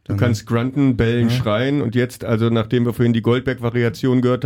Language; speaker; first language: German; native; German